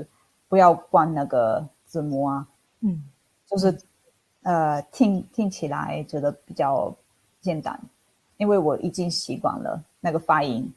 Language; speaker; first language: Chinese; non-native, fluent; Italian